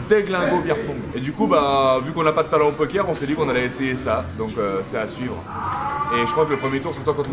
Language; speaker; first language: French; native; French